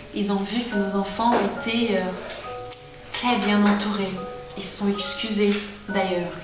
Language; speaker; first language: French; non-native, fluent; Portuguese